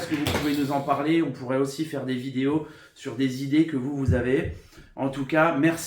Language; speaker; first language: French; native; French